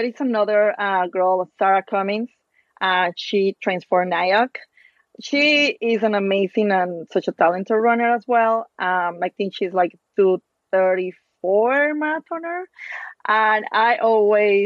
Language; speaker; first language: English; non-native, fluent; Spanish